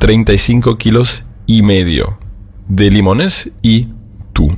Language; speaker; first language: Spanish; non-native, fluent; German